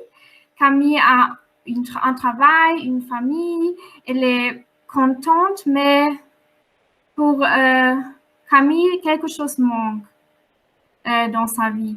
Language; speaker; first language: French; non-native, fluent; German